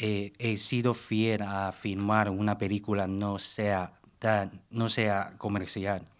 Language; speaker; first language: Spanish; non-native, fluent; Chinese